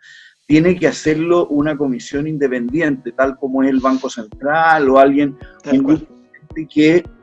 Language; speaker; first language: Spanish; native; Spanish